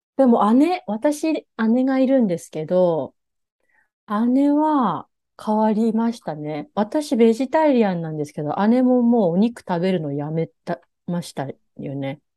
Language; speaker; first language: Japanese; native; Japanese